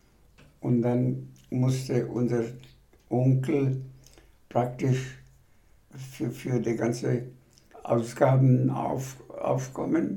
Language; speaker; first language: German; non-native, fluent; Bangla